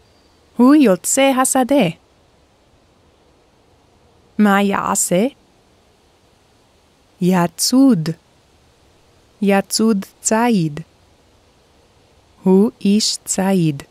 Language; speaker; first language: Hebrew; non-native, fluent; Korean